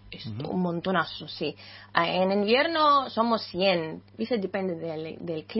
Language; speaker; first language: Spanish; non-native, fluent; Russian